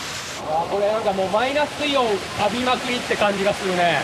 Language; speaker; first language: Japanese; native; Japanese